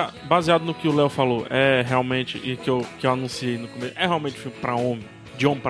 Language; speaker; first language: Portuguese; native; Portuguese